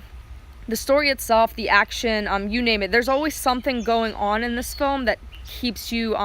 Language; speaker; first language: English; native; English